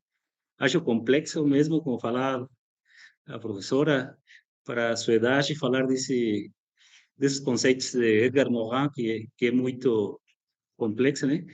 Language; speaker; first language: Portuguese; non-native, fluent; Spanish